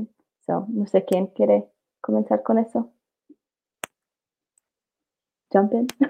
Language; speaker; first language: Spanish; early bilingual, heritage; English